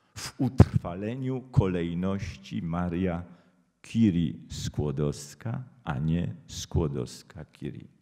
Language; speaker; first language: Polish; native; Polish